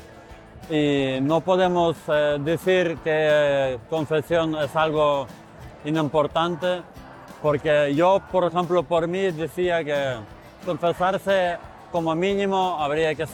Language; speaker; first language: Spanish; non-native, fluent; Ukrainian